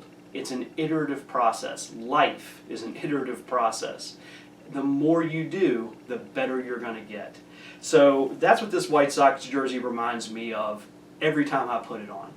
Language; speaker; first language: English; native; English